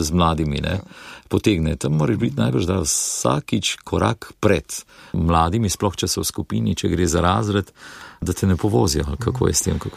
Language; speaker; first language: Slovenian; native; Slovenian